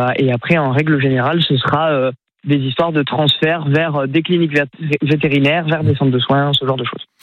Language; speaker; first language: French; native; French